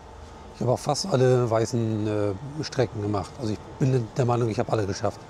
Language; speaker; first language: German; native; German